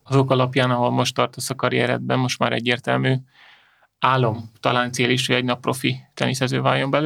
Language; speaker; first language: Hungarian; native; Hungarian